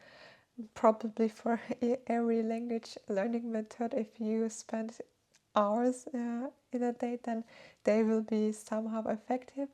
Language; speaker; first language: English; non-native, fluent; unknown